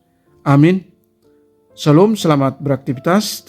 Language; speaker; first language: Indonesian; native; Indonesian